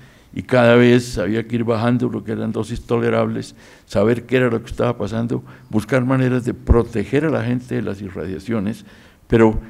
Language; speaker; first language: Spanish; native; Spanish